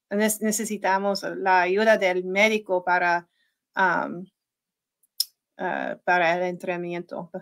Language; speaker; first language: Spanish; non-native, learner; English